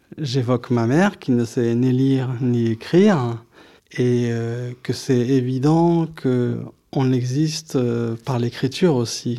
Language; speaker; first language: French; early bilingual, other home language; Arabic